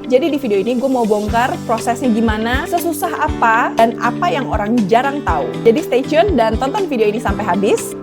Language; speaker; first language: Indonesian; native; Indonesian